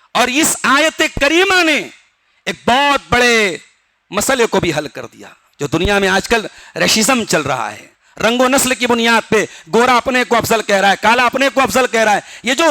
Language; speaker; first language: Urdu; native; Urdu